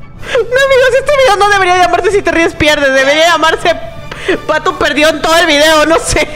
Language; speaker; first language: Spanish; native; Spanish